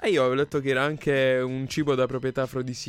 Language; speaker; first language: Italian; native; Italian